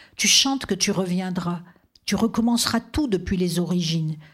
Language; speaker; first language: French; native; French